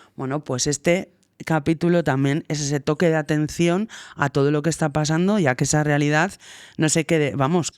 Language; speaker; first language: Spanish; native; Spanish